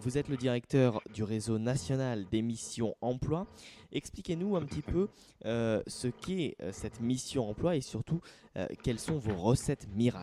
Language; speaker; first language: French; native; French